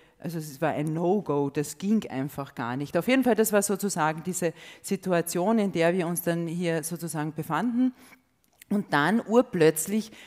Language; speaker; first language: German; non-native, local second language; Slovenian